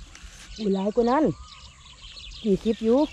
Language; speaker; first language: Swedish; non-native, learner; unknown